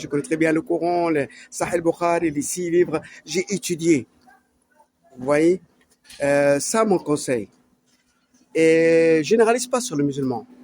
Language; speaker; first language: French; non-native, learner; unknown